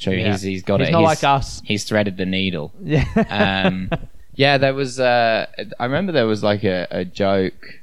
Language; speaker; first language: English; native; English